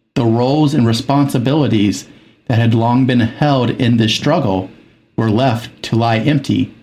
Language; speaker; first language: English; early bilingual, other home language; Spanish